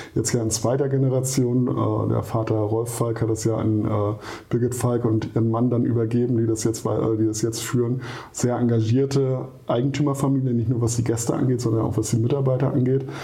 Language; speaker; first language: German; native; German